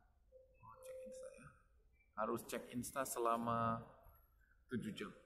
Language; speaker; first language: Indonesian; non-native, learner; Dutch